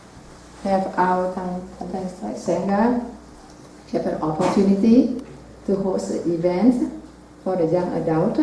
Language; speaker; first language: English; non-native, learner; Vietnamese